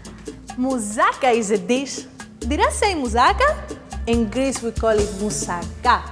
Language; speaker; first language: English; non-native, fluent; Greek